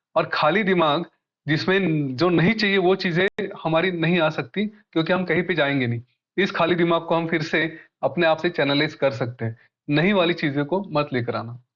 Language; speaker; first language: Hindi; non-native, local second language; Marathi